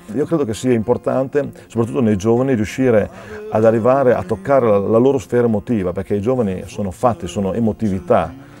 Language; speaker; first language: Italian; native; Italian